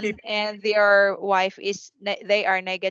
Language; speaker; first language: English; non-native, fluent; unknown